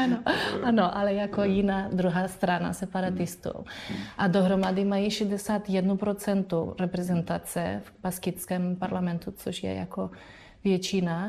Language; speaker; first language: Czech; non-native, fluent; Spanish